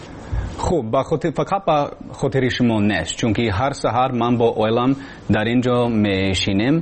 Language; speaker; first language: Persian; non-native, learner; English